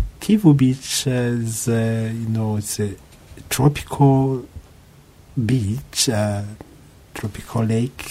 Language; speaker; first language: English; non-native, local second language; Kinyarwanda